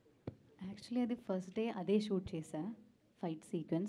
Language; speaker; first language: Telugu; non-native, learner; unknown